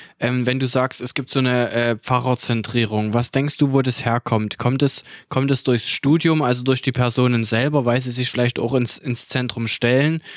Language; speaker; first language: German; native; German